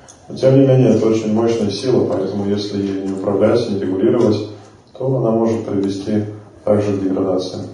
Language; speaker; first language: Russian; native; Russian